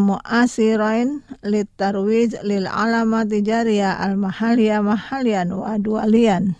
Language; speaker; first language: Arabic; non-native, fluent; Indonesian